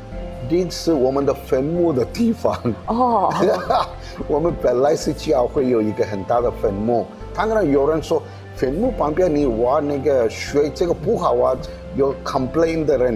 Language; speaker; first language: Chinese; non-native, fluent; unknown